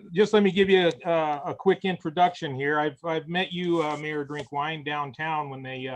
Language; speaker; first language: English; native; English